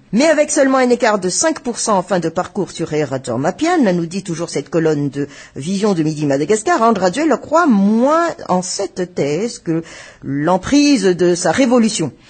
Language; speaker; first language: French; non-native, local second language; Malagasy